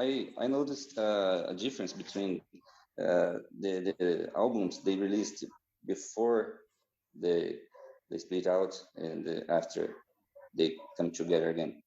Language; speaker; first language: English; non-native, fluent; Portuguese